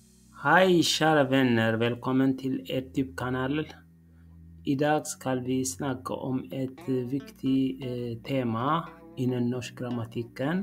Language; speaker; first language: Norwegian; non-native, learner; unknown